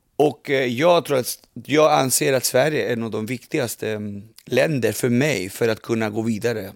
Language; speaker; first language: Swedish; early bilingual, other home language; Spanish